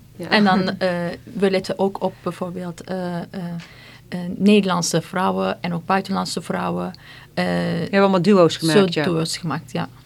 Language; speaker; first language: Dutch; non-native, fluent; Turkish